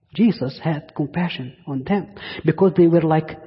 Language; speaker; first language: English; non-native, fluent; Arabic